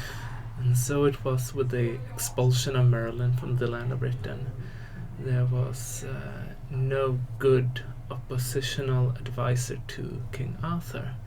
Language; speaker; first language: English; non-native, fluent; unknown